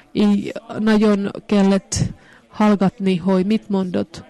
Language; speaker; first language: Hungarian; non-native, fluent; Finnish